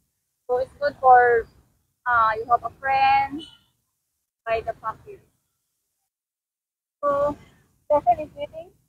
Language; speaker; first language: English; non-native, learner; Cebuano